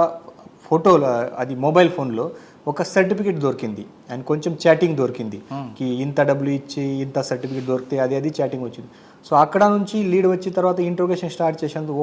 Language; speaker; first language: Telugu; non-native, learner; Marathi